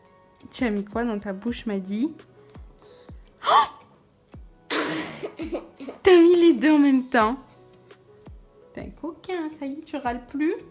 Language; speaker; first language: French; native; French